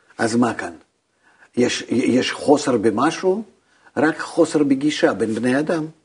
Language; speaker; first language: Hebrew; non-native, fluent; Russian